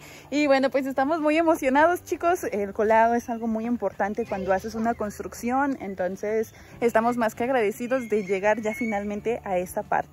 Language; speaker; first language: Spanish; native; Spanish